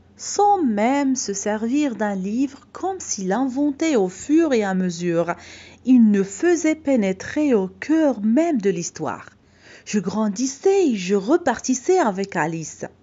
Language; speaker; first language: French; non-native, local second language; Arabic